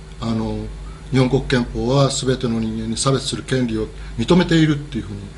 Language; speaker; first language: Japanese; native; Japanese